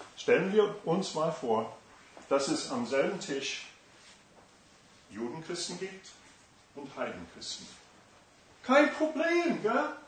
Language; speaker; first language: German; non-native, fluent; English